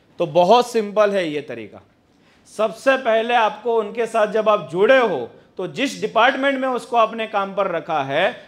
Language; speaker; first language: Hindi; non-native, local second language; Gujarati